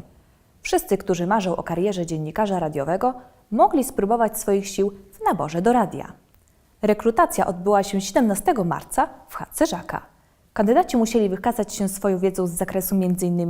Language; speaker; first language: Polish; native; Polish